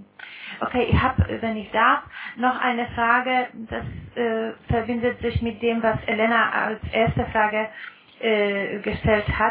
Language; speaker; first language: German; non-native, fluent; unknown